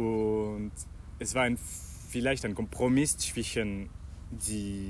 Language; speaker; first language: German; non-native, learner; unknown